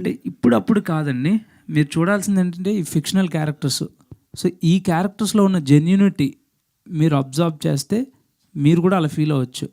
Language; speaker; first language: Telugu; native; Telugu